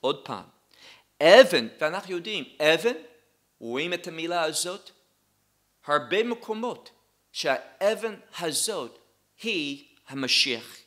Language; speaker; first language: Hebrew; non-native, fluent; English